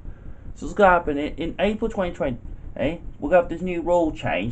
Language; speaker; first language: English; native; English